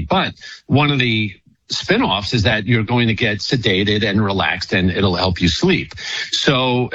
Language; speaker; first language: English; native; English